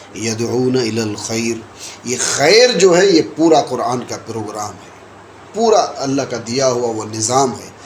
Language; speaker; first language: Urdu; non-native, local second language; Sindhi